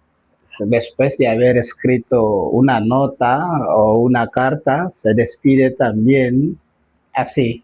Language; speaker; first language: Spanish; non-native, fluent; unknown